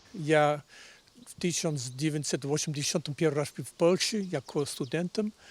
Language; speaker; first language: Polish; non-native, learner; Dutch